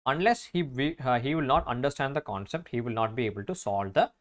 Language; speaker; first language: English; non-native, local second language; Malayalam